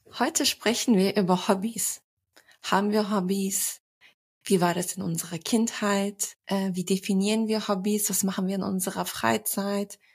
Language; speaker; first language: German; early bilingual, other home language; Turkish